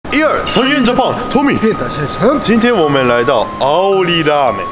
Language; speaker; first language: Chinese; non-native, fluent; Japanese